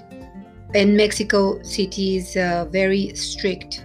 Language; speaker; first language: English; non-native, fluent; Spanish